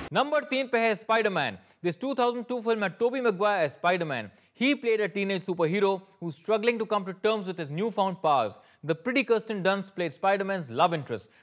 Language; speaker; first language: Hindi; native; Hindi